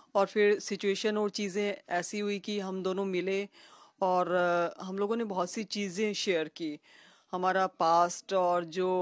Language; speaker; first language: Hindi; native; Hindi